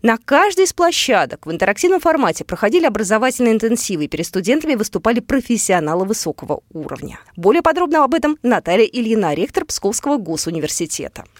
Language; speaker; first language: Russian; native; Russian